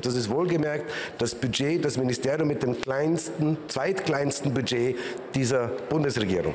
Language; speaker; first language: German; native; German